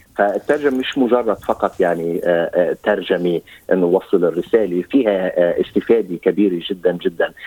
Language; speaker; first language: Arabic; native; Arabic